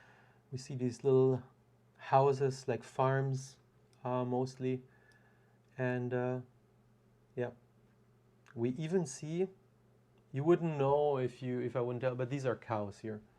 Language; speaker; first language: English; non-native, fluent; German